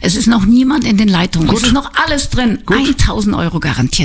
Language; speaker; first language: German; native; German